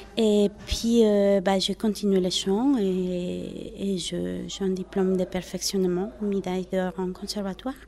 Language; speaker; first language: French; non-native, fluent; Spanish